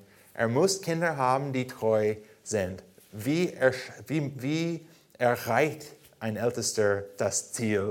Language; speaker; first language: German; non-native, fluent; English